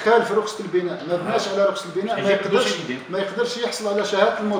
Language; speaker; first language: Arabic; native; Arabic